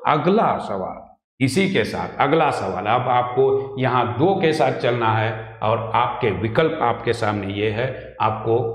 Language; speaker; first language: Hindi; non-native, local second language; Marathi